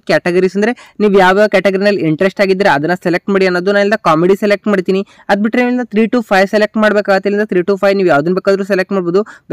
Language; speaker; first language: Kannada; native; Kannada